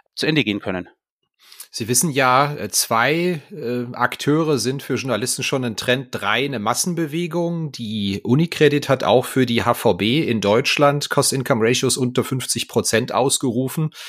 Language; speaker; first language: German; native; German